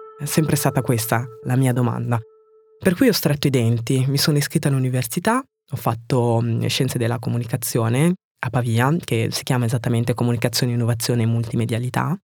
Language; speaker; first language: Italian; early bilingual, other home language; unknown